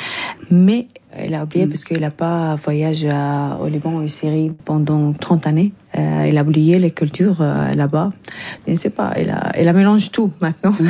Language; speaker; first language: French; non-native, learner; Arabic